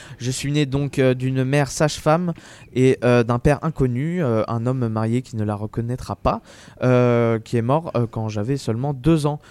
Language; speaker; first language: French; native; French